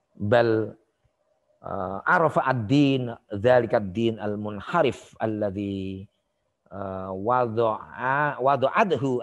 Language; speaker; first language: Arabic; non-native, fluent; Indonesian